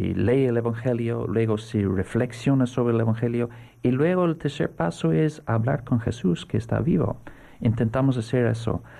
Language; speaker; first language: Spanish; non-native, fluent; English